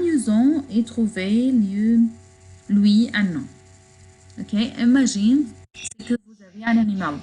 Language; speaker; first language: French; non-native, fluent; Arabic